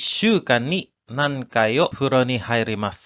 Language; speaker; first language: Japanese; non-native, learner; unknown